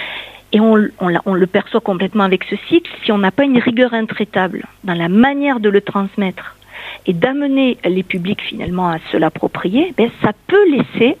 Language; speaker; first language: French; native; French